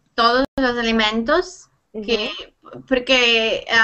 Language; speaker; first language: Spanish; non-native, learner; Lithuanian